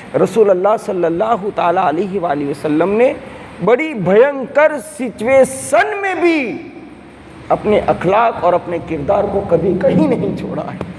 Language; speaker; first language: Urdu; native; Urdu